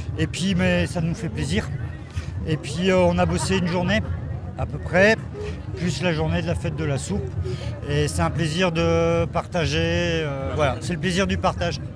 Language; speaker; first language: French; native; French